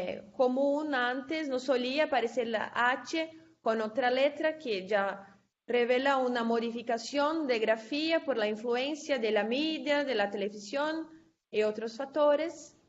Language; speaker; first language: Spanish; non-native, fluent; Portuguese